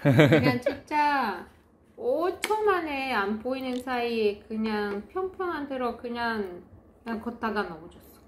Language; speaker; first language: Korean; non-native, fluent; Russian